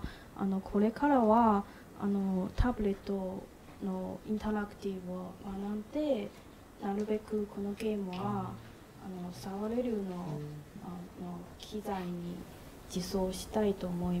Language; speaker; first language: Japanese; non-native, learner; Chinese